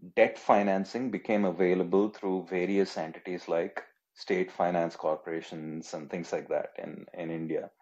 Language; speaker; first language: English; non-native, local second language; Telugu